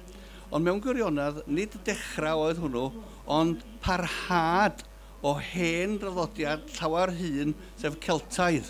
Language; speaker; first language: Welsh; native; Welsh